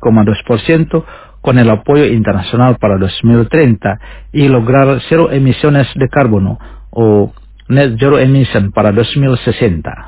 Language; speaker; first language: Spanish; non-native, fluent; Indonesian